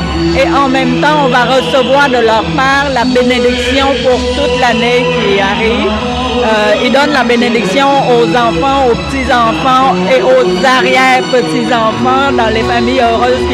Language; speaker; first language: French; non-native, fluent; Vietnamese